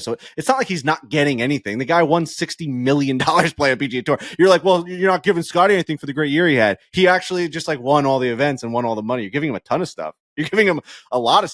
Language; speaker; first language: English; native; English